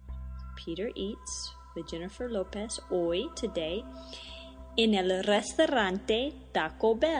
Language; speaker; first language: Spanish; non-native, fluent; English